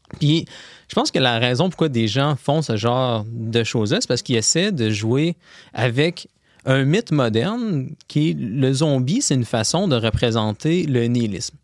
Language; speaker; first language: French; native; French